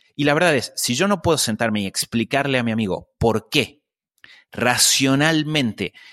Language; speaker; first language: Spanish; native; Spanish